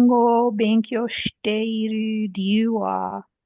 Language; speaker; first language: Japanese; non-native, learner; English